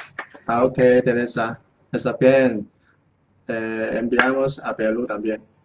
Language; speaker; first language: Spanish; non-native, learner; Chinese